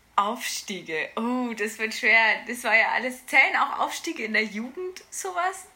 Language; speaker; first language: German; native; German